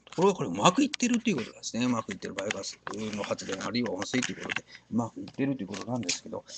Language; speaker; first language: Japanese; native; Japanese